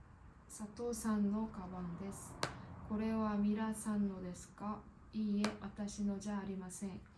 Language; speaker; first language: Japanese; non-native, learner; Korean